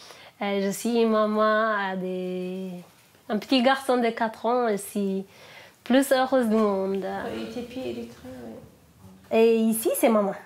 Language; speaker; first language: French; non-native, learner; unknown